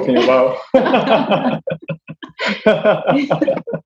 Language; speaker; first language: English; native; English